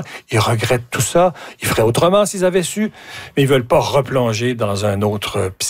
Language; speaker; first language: French; native; French